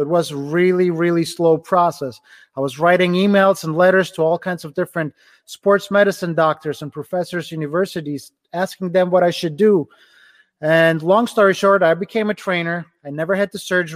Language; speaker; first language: English; non-native, fluent; Ukrainian